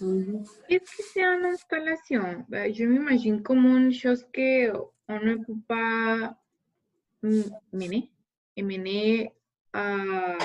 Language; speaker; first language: French; non-native, fluent; Spanish